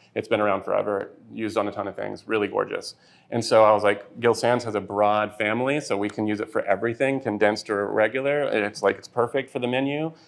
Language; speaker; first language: English; native; English